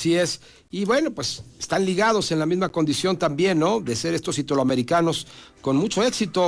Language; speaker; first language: Spanish; native; Spanish